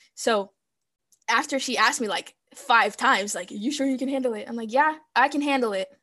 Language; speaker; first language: English; early bilingual, other home language; Spanish